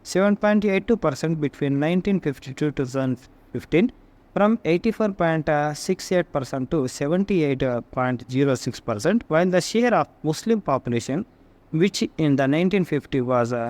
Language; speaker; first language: English; non-native, local second language; Telugu